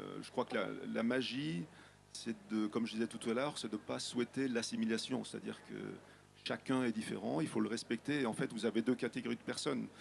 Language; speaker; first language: French; native; French